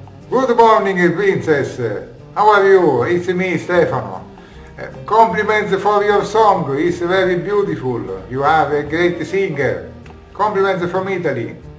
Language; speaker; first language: English; non-native, learner; Italian